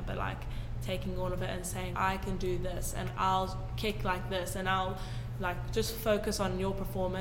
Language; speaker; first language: English; native; English